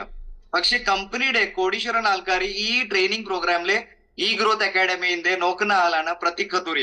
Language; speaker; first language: Malayalam; non-native, fluent; Hindi